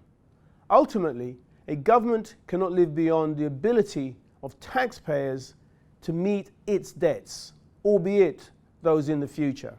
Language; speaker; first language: English; native; English